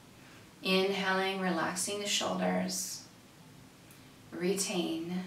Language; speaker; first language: English; native; English